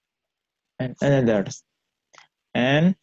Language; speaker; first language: English; non-native, learner; Indonesian